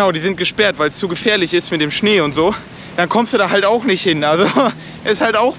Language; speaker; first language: German; native; German